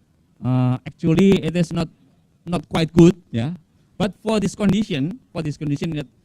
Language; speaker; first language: English; non-native, fluent; Indonesian